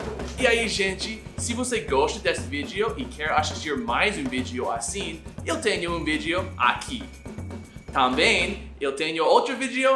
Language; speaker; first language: Portuguese; non-native, fluent; English